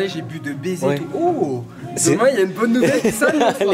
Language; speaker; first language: French; native; French